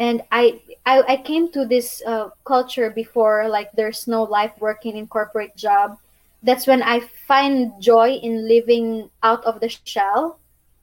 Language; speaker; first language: English; non-native, local second language; Cebuano